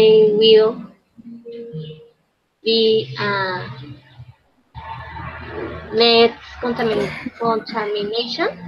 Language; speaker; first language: English; non-native, learner; Spanish